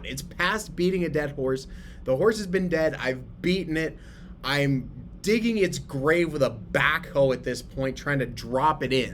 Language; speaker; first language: English; native; English